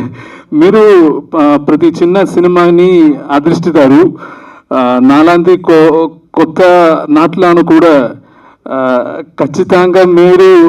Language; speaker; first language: Telugu; non-native, learner; Malayalam